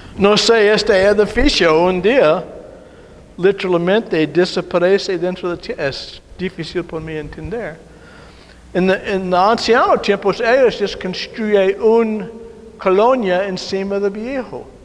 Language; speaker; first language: Spanish; non-native, learner; English